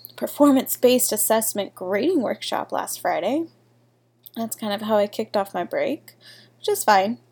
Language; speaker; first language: English; native; English